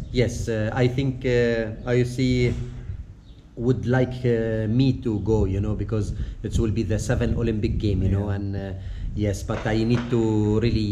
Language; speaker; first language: English; non-native, fluent; Arabic